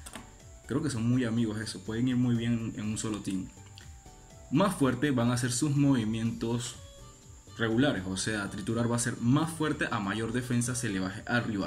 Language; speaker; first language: Spanish; native; Spanish